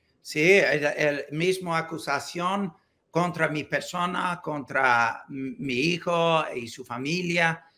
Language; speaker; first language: Spanish; non-native, learner; English